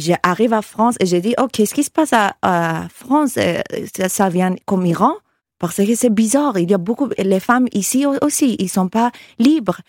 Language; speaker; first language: French; non-native, learner; Persian